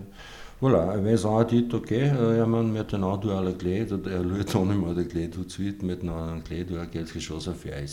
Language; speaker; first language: French; non-native, fluent; German